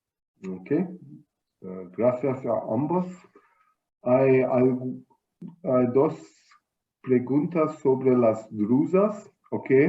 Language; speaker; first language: Spanish; non-native, fluent; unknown